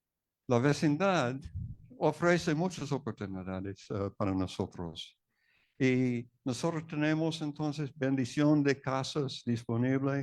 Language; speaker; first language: Spanish; non-native, fluent; English